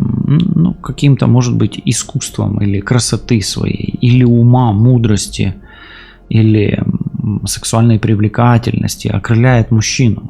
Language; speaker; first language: Russian; native; Russian